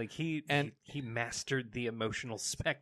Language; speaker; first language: English; native; English